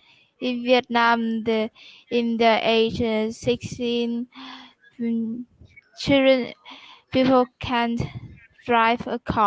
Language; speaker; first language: English; non-native, learner; Vietnamese